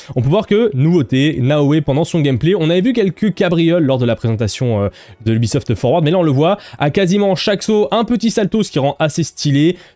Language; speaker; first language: French; native; French